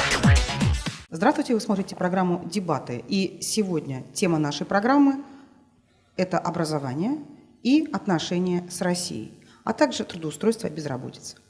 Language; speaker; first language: Russian; native; Russian